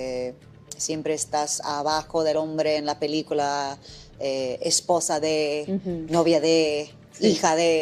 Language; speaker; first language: Spanish; non-native, fluent; English